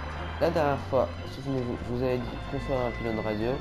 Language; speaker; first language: French; native; French